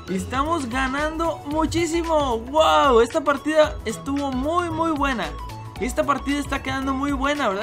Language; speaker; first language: Spanish; native; Spanish